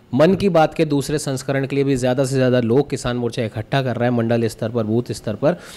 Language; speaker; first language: Hindi; native; Hindi